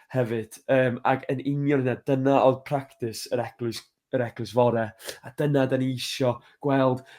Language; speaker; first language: Welsh; native; Welsh